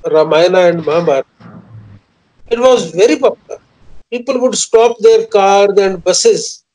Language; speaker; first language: English; non-native, local second language; Punjabi